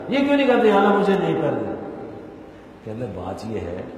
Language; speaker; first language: Urdu; non-native, local second language; Punjabi